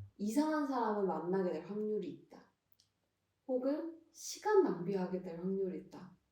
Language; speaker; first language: Korean; native; Korean